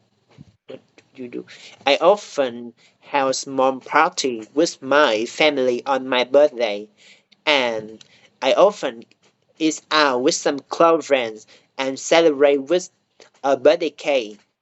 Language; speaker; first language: English; non-native, learner; Vietnamese